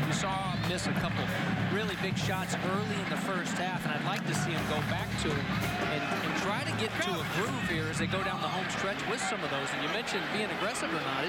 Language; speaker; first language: English; native; English